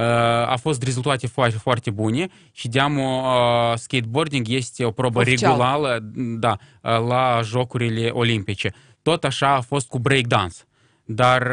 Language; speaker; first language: Romanian; non-native, local second language; Russian